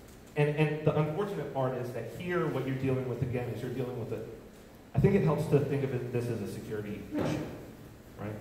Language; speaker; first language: English; native; English